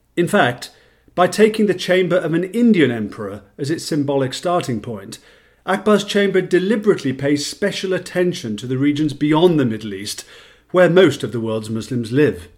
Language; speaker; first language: English; native; English